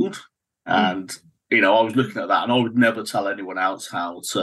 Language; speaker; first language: English; native; English